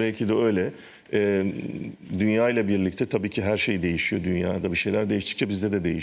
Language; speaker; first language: Turkish; native; Turkish